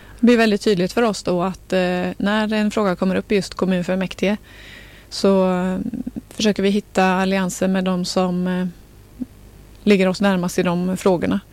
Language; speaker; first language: Swedish; native; Swedish